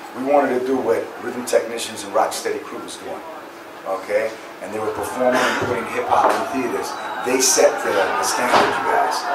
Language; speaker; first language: English; native; English